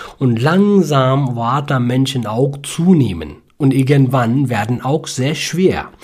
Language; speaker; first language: German; non-native, learner; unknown